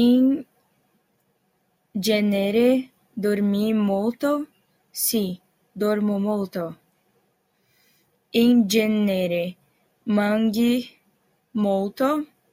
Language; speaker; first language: Italian; non-native, learner; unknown